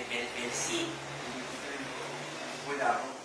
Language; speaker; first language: Portuguese; non-native, learner; Haitian Creole